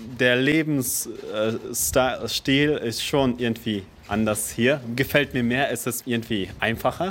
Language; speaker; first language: German; early bilingual, other home language; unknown